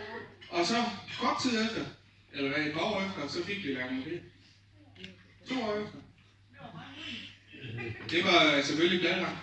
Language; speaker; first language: Danish; early bilingual, other home language; Vietnamese